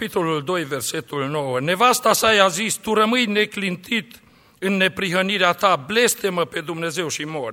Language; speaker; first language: Romanian; native; Romanian